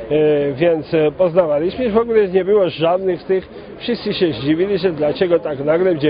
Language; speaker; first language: Polish; non-native, fluent; Georgian